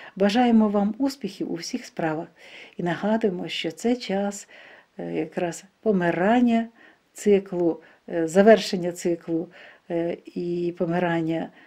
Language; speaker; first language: Ukrainian; non-native, local second language; Russian